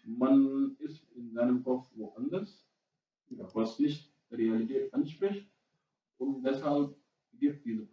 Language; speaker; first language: German; non-native, fluent; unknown